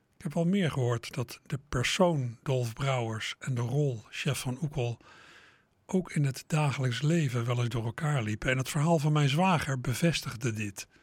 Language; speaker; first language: Dutch; native; Dutch